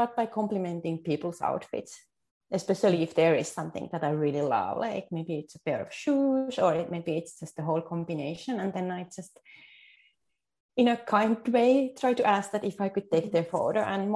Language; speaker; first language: English; non-native, fluent; Finnish